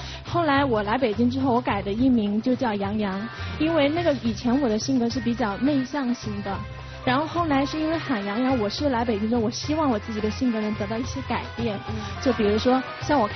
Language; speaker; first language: Chinese; native; Chinese